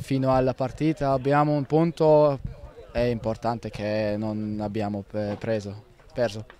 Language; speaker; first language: Italian; non-native, learner; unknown